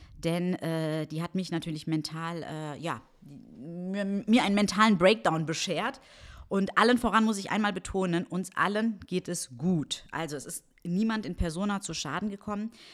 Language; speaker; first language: German; early bilingual, other home language; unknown